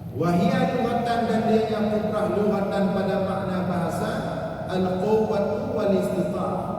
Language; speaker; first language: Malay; non-native, local second language; Achinese